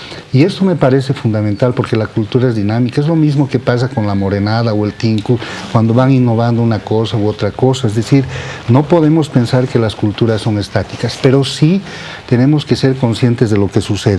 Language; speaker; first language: Spanish; native; Spanish